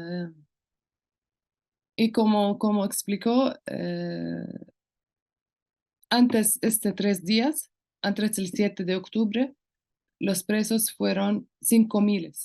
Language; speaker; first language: Spanish; non-native, local second language; Arabic